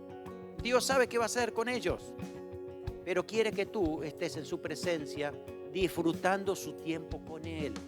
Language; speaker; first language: Spanish; native; Spanish